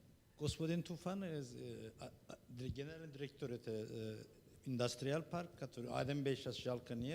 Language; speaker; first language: Russian; non-native, learner; Turkish